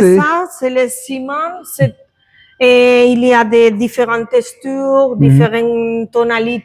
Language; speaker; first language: French; non-native, learner; Spanish